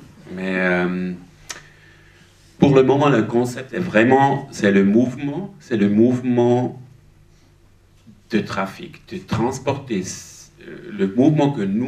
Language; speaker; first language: French; non-native, learner; German